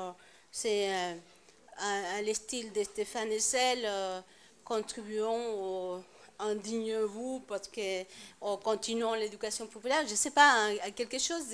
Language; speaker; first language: French; non-native, fluent; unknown